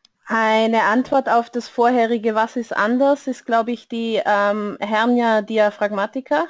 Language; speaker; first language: German; native; German